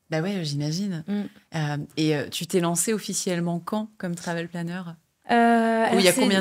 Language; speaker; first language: French; native; French